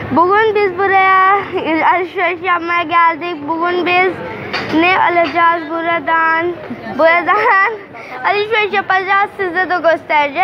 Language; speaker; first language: Turkish; non-native, learner; Urdu